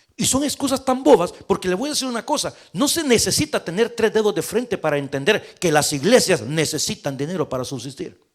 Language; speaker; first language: Spanish; native; Spanish